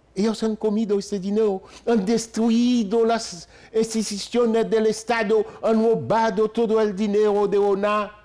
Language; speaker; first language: Spanish; non-native, fluent; Haitian Creole